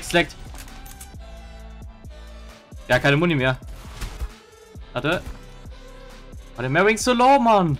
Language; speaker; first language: German; native; German